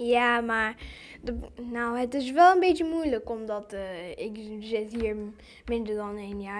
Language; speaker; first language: Dutch; early bilingual, other home language; English